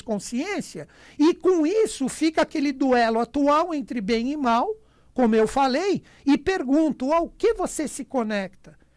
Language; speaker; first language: Portuguese; native; Portuguese